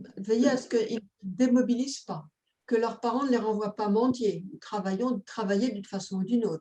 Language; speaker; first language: French; native; French